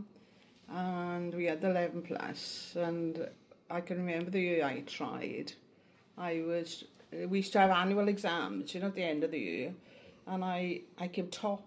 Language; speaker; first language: English; native; English